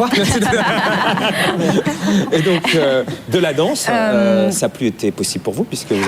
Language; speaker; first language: French; native; French